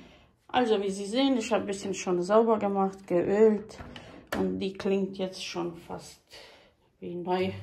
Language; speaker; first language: German; non-native, fluent; Croatian